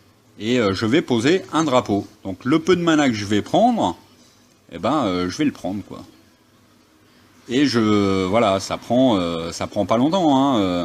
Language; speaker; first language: French; native; French